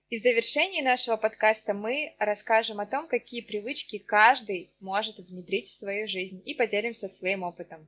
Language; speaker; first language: Russian; native; Russian